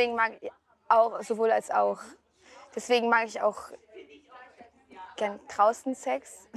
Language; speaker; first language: German; native; German